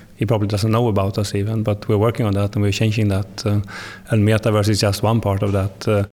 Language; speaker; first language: English; non-native, fluent; Swedish